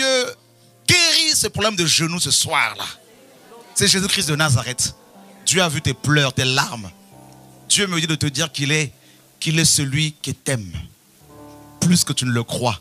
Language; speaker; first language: French; non-native, local second language; Lingala